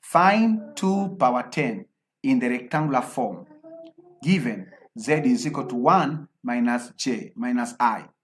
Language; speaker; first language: English; non-native, local second language; Swahili